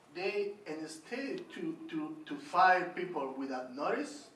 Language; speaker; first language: English; non-native, learner; Spanish